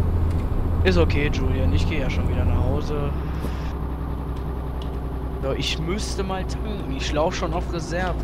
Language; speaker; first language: German; native; German